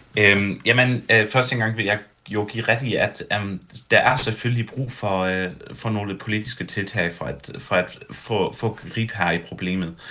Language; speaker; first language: Danish; early bilingual, heritage; Danish